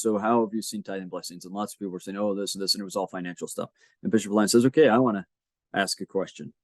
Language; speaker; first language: English; native; English